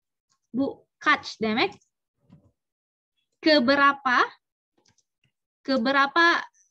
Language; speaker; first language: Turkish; non-native, learner; Indonesian